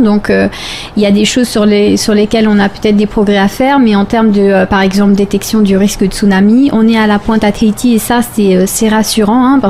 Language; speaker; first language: French; native; French